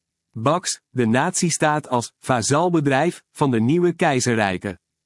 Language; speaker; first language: Dutch; native; Dutch